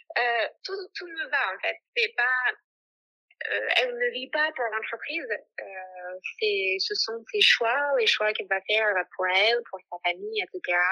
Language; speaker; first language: French; non-native, fluent; English